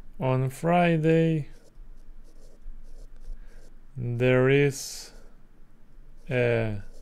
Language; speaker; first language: English; non-native, learner; Russian